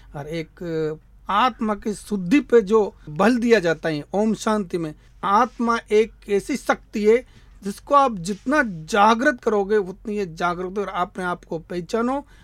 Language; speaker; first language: Hindi; native; Hindi